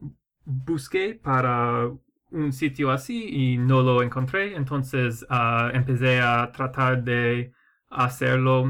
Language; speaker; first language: Spanish; non-native, fluent; English